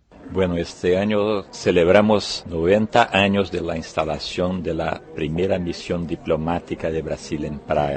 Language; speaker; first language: Spanish; non-native, fluent; Portuguese